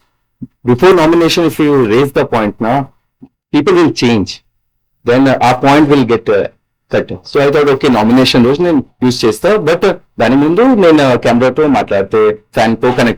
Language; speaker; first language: Telugu; non-native, learner; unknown